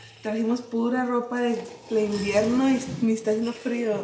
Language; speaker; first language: Spanish; early bilingual, heritage; Spanish